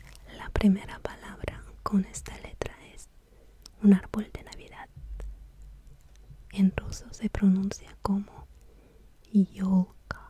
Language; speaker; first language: Spanish; non-native, fluent; Russian